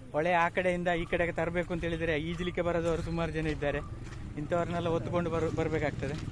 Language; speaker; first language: Kannada; non-native, local second language; Malayalam